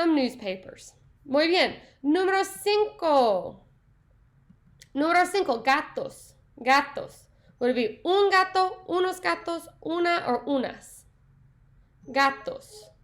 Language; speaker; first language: Spanish; non-native, learner; English